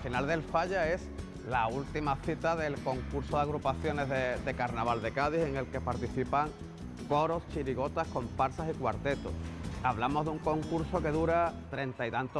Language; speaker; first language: Spanish; native; Spanish